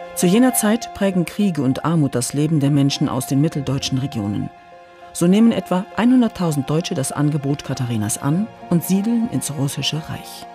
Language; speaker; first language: German; native; German